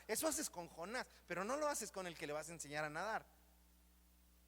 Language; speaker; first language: Spanish; native; Spanish